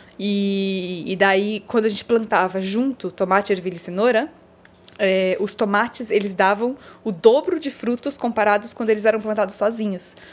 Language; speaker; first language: Portuguese; early bilingual, heritage; Portuguese